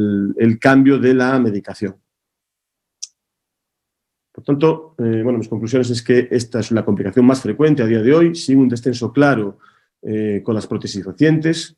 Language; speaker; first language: Spanish; native; Spanish